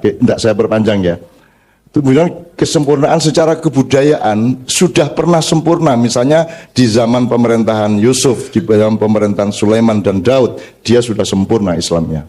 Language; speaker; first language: Indonesian; native; Indonesian